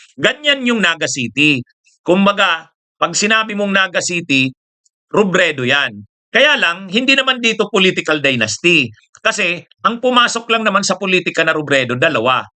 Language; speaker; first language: Filipino; non-native, local second language; Bikol